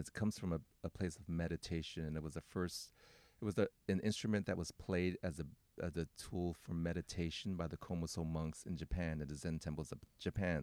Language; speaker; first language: English; native; English